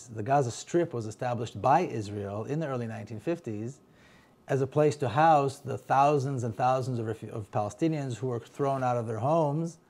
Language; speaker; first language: English; non-native, fluent; Hebrew